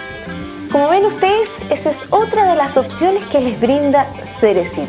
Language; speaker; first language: Spanish; native; Spanish